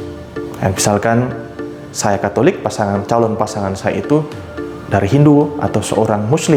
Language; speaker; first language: Indonesian; native; Indonesian